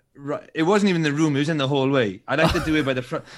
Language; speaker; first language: English; native; English